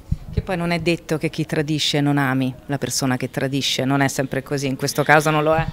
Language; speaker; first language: Italian; native; Italian